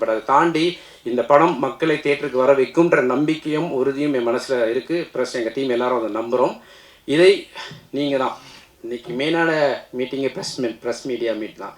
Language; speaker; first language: Tamil; native; Tamil